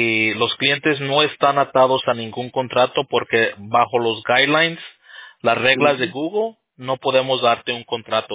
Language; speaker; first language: Spanish; early bilingual, heritage; Spanish